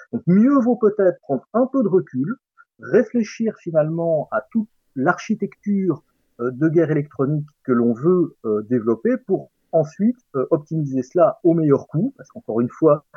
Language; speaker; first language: French; native; French